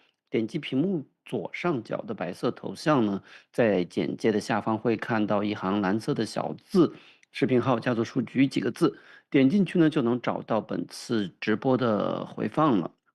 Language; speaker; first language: Chinese; native; Chinese